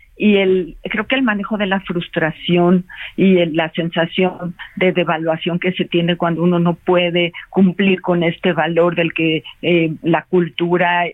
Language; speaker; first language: Spanish; native; Spanish